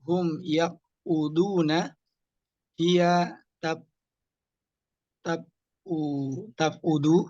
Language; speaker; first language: Arabic; non-native, learner; Indonesian